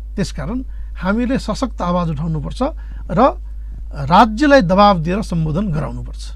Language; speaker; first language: Nepali; non-native, local second language; Dangaura Tharu